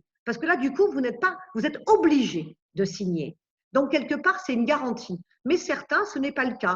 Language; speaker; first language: French; native; French